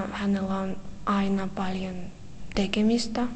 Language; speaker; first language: Finnish; non-native, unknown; Russian